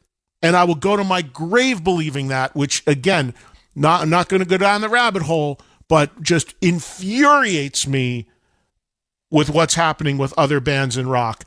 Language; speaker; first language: English; native; English